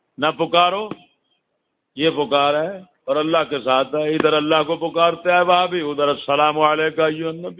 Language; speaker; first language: Urdu; non-native, local second language; Punjabi